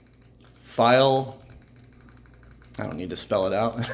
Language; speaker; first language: English; native; English